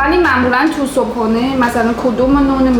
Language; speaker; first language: Persian; non-native, learner; Chinese